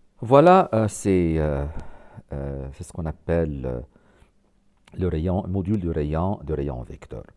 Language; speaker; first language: French; non-native, local second language; Arabic